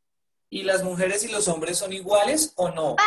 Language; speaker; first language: Spanish; native; Spanish